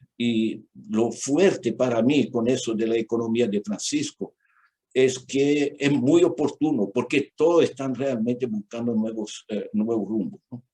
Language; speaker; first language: Spanish; non-native, fluent; Portuguese